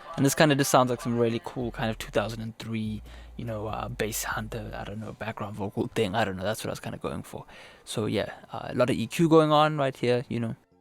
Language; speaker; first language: English; native; English